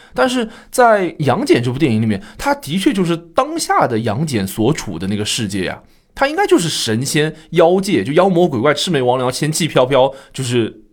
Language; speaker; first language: Chinese; native; Chinese